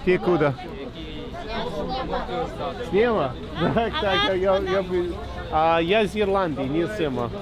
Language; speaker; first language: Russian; non-native, learner; English